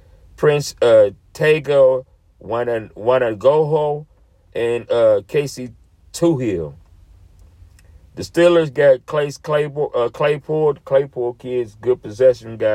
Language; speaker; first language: English; native; English